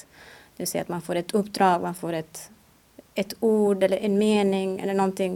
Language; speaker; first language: Swedish; non-native, fluent; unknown